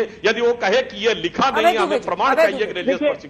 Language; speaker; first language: Hindi; native; Hindi